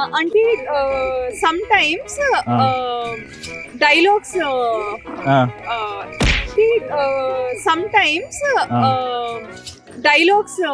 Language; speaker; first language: Telugu; non-native, learner; Kannada